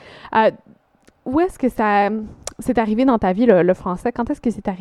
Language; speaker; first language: French; native; French